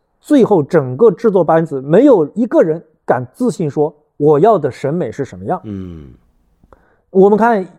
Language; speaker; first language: Chinese; native; Chinese